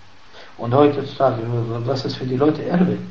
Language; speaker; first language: German; non-native, fluent; Arabic